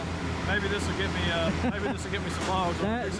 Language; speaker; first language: English; native; English